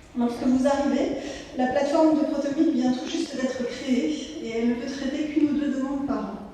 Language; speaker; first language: French; native; French